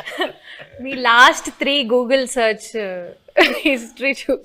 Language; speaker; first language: Telugu; native; Telugu